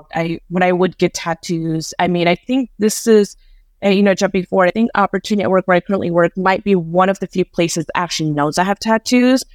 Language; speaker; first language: English; early bilingual, other home language; Persian